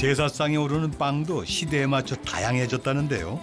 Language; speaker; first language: Korean; native; Korean